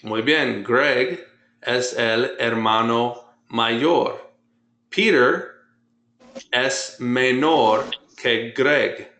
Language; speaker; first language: Spanish; non-native, fluent; English